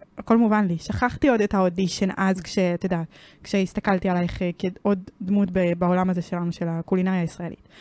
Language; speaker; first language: Hebrew; native; Hebrew